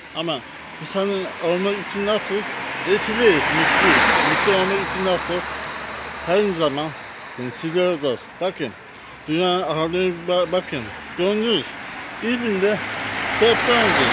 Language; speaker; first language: Turkish; non-native, learner; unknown